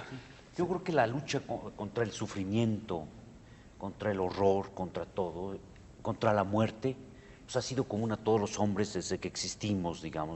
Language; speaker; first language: Spanish; native; Spanish